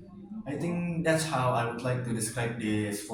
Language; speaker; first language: English; non-native, learner; Indonesian